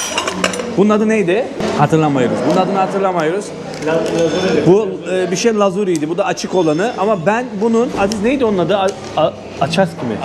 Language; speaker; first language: Turkish; native; Turkish